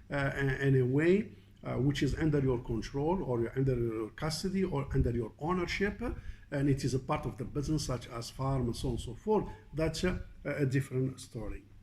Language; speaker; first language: English; non-native, fluent; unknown